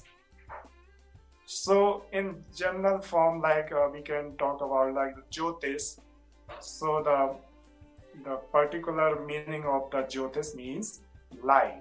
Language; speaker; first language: English; non-native, local second language; Hindi